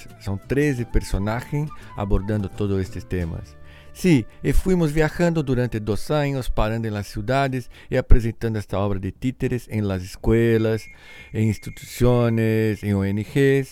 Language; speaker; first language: Spanish; non-native, fluent; Portuguese